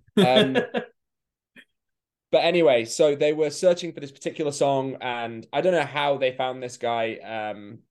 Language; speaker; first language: English; native; English